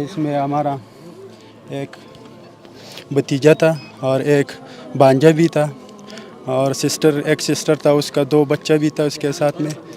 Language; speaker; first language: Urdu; non-native, local second language; Pashto